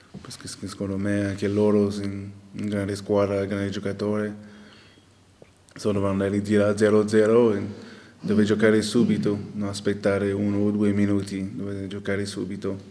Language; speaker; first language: Italian; non-native, local second language; French